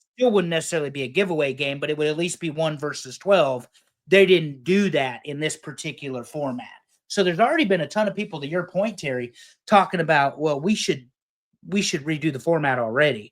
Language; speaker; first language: English; native; English